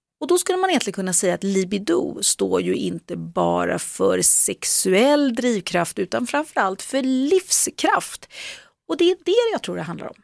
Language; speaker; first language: Swedish; native; Swedish